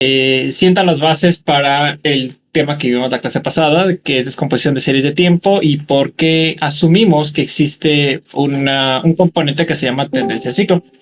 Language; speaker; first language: Spanish; native; Spanish